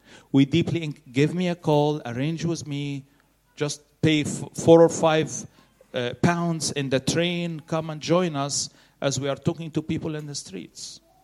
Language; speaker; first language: English; non-native, fluent; Arabic